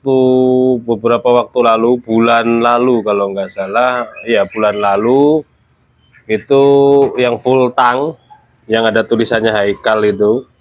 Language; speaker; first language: Indonesian; native; Indonesian